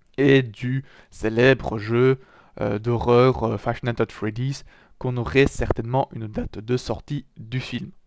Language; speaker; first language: French; native; French